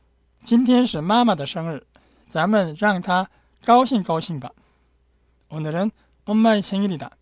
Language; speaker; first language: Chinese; non-native, fluent; Korean